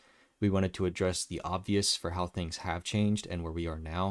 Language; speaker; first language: English; native; English